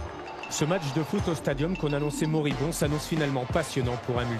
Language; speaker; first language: French; native; French